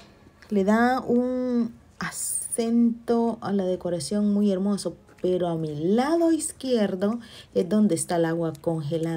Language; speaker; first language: Spanish; native; Spanish